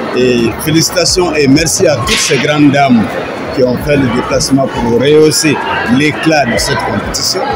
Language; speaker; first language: French; non-native, local second language; Bambara